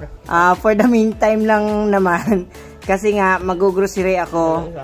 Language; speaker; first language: Filipino; native; Filipino